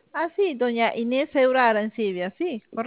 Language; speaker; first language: Spanish; native; Spanish